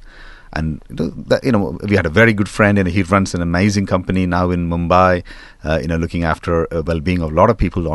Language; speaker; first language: English; non-native, local second language; Tamil